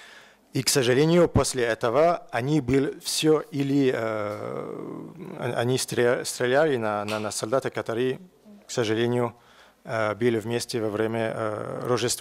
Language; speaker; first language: Russian; non-native, learner; French